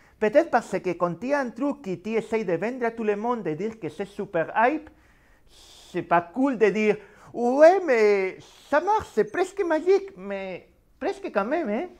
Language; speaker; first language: French; non-native, fluent; Spanish